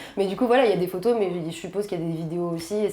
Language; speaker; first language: French; native; French